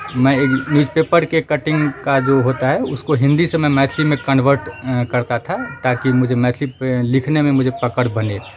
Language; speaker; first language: Hindi; non-native, local second language; Maithili